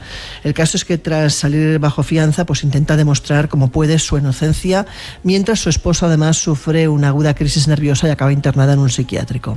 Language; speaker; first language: Spanish; native; Spanish